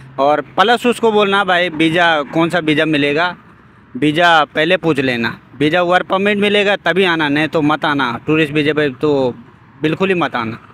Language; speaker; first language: Hindi; native; Hindi